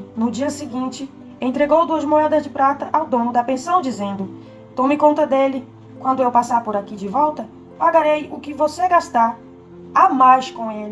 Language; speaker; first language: Portuguese; native; Portuguese